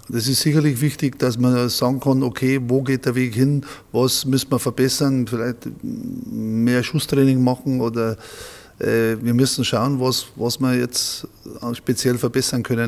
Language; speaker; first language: German; native; German